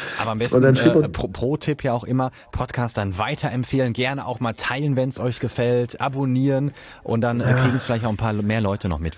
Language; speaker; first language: German; native; German